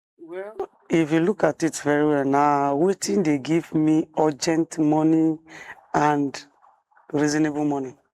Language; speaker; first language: Nigerian Pidgin; non-native, local second language; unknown